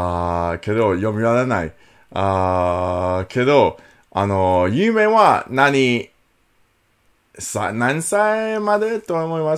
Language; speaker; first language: Japanese; non-native, learner; English